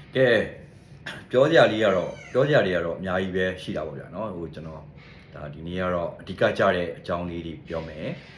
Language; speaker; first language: Burmese; native; Burmese